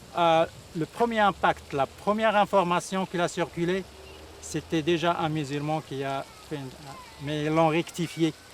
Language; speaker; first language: French; non-native, local second language; Arabic